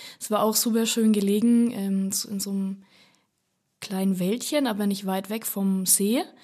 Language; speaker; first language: German; native; German